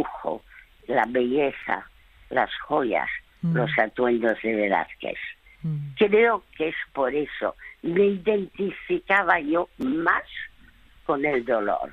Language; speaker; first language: Spanish; early bilingual, other home language; French